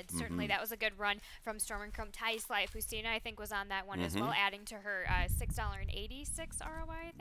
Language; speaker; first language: English; native; English